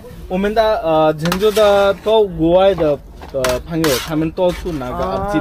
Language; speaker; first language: Chinese; non-native, learner; Bangla